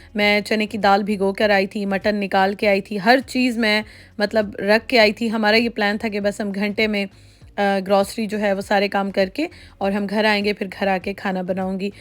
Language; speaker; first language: Urdu; native; Urdu